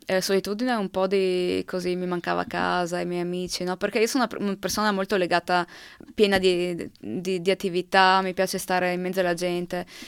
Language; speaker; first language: Italian; non-native, local second language; Slovenian